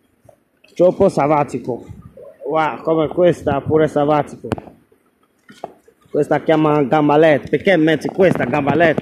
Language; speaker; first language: Italian; non-native, learner; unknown